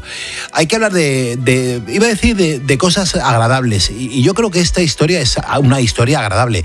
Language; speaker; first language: Spanish; native; Spanish